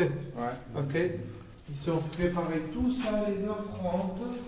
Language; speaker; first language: French; non-native, fluent; Arabic